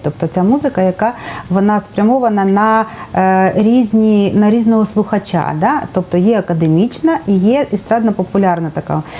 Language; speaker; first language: Ukrainian; native; Ukrainian